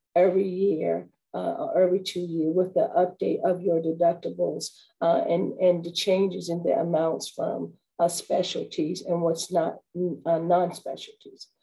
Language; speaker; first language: English; native; English